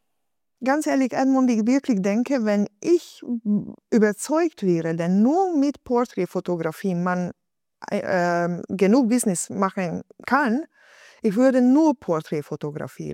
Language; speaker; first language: German; non-native, fluent; Hungarian